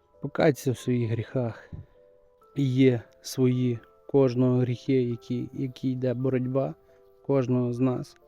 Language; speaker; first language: Ukrainian; native; Ukrainian